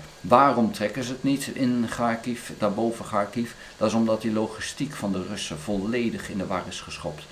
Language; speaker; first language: Dutch; native; Dutch